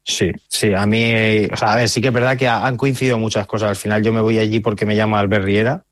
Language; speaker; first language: Spanish; native; Spanish